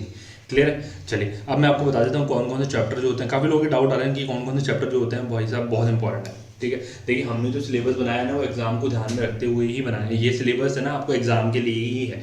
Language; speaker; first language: Hindi; native; Hindi